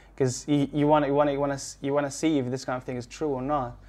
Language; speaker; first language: English; non-native, learner; Arabic